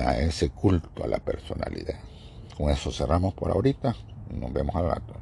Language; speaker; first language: Spanish; native; Spanish